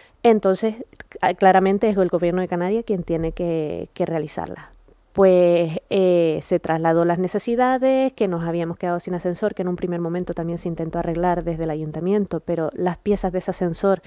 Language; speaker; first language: Spanish; native; Spanish